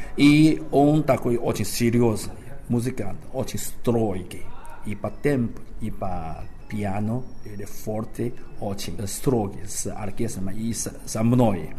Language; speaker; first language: Russian; non-native, learner; Chinese